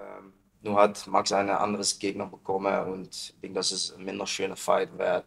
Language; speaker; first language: German; non-native, learner; Dutch